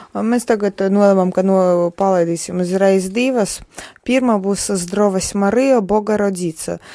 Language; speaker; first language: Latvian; non-native, fluent; Polish